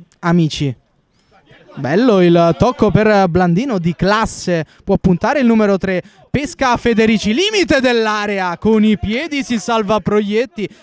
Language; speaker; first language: Italian; native; Italian